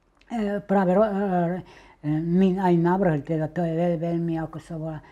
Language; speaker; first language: Slovak; native; Slovak